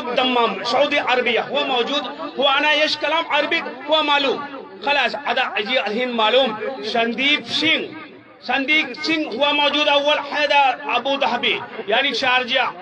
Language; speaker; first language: Arabic; non-native, learner; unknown